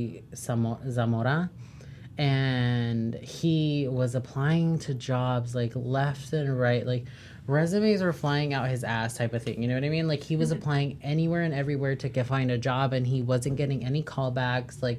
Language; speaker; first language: English; native; English